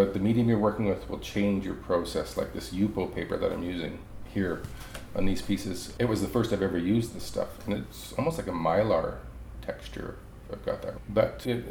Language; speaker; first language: English; native; English